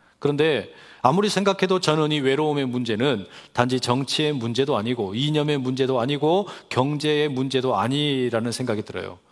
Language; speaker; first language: Korean; native; Korean